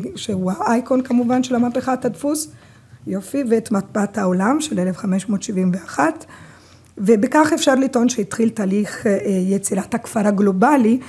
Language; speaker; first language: Hebrew; non-native, fluent; Italian